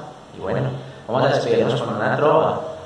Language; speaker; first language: Spanish; native; Spanish